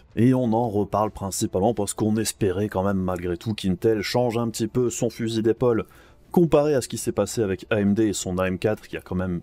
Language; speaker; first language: French; native; French